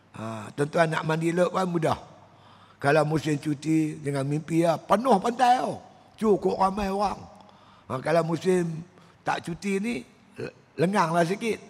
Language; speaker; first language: Malay; native; Malay